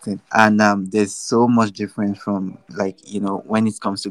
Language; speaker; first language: English; non-native, local second language; Yoruba